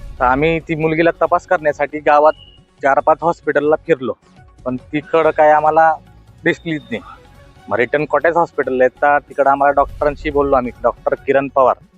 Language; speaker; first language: Marathi; non-native, local second language; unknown